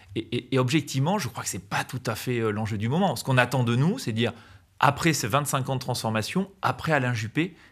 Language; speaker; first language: French; native; French